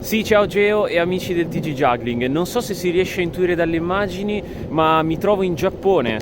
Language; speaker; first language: Italian; native; Italian